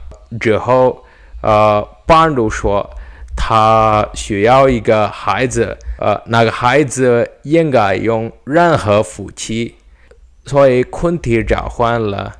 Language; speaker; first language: Chinese; non-native, learner; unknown